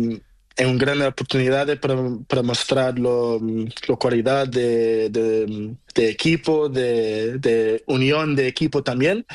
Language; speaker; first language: Spanish; non-native, learner; Portuguese